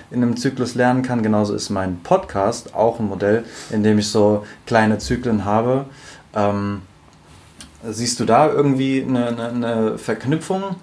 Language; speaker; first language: German; native; German